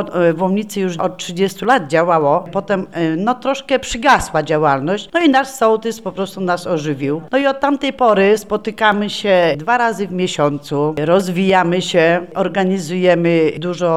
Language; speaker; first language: Polish; native; Polish